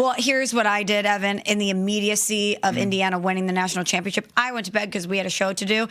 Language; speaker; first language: English; native; English